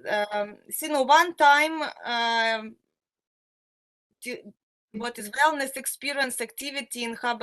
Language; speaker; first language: English; non-native, fluent; Russian